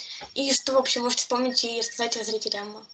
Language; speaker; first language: Russian; native; Russian